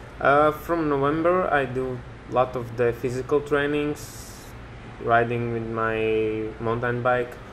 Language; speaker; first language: English; non-native, learner; Latvian